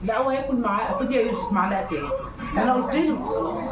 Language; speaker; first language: Arabic; native; Arabic